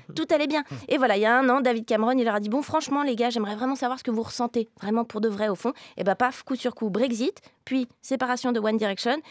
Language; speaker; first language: French; native; French